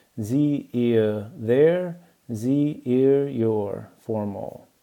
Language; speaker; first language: German; non-native, learner; English